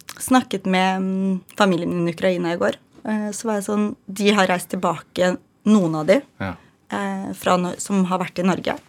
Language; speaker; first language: Norwegian; early bilingual, other home language; Ukrainian